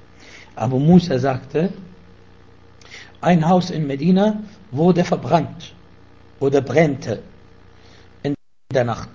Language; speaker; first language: German; non-native, fluent; Arabic